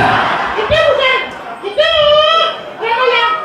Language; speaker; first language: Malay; non-native, local second language; Balinese